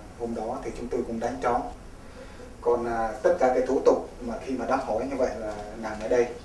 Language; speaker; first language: Vietnamese; non-native, local second language; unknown